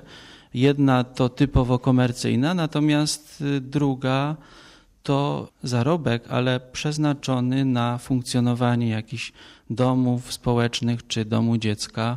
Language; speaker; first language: Polish; native; Polish